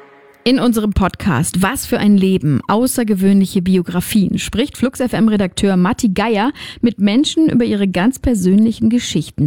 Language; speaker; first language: German; native; German